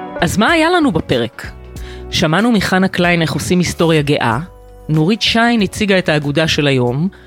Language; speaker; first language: Hebrew; native; Hebrew